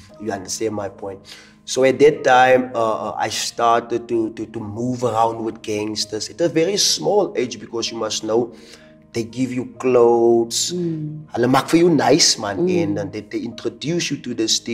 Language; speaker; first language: English; non-native, local second language; Afrikaans